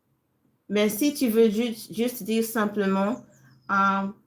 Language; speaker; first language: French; non-native, fluent; English